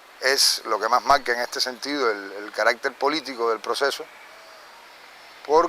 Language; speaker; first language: Spanish; native; Spanish